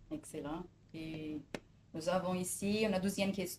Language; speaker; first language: French; non-native, fluent; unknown